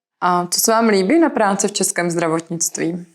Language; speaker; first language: Ukrainian; non-native, learner; Czech